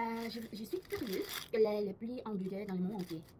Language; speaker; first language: French; non-native, learner; Korean